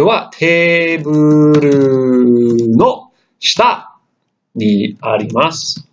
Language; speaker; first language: Japanese; non-native, fluent; English